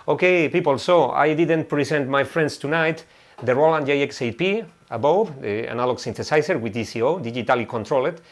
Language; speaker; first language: English; non-native, fluent; Spanish